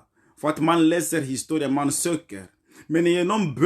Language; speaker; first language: Swedish; non-native, fluent; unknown